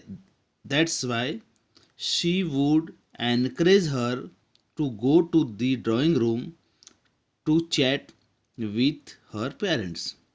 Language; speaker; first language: English; non-native, local second language; Gujarati